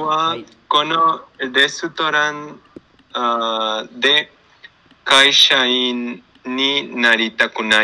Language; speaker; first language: Japanese; non-native, learner; Spanish